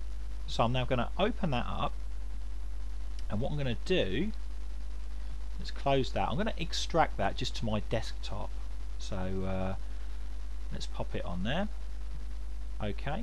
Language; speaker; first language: English; native; English